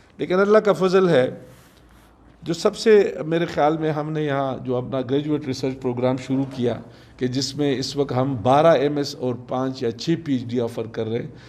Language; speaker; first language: Urdu; non-native, local second language; Pashto